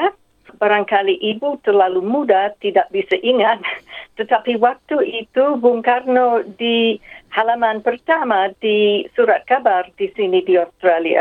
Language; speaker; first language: Indonesian; non-native, fluent; English